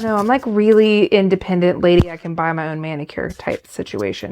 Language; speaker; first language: English; native; English